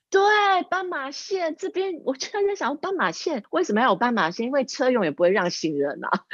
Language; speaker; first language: Chinese; non-native, local second language; English